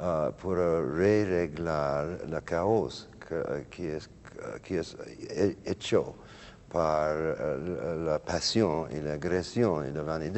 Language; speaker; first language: Spanish; non-native, learner; English